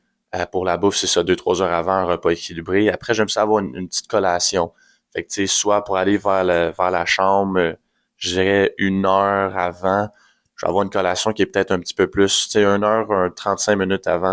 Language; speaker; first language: French; native; French